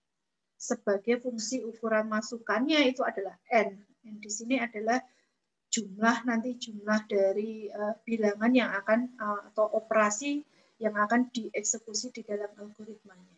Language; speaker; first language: Indonesian; native; Indonesian